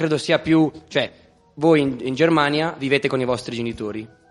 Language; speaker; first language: Italian; native; Italian